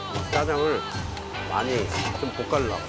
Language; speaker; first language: Korean; native; Korean